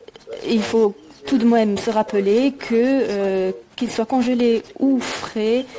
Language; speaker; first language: French; native; French